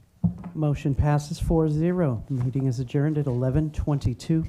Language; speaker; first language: English; native; English